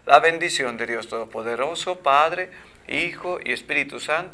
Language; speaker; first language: Spanish; native; Spanish